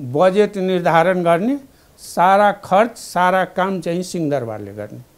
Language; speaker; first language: Nepali; non-native, local second language; Maithili